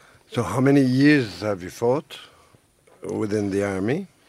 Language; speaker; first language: English; non-native, fluent; Turkish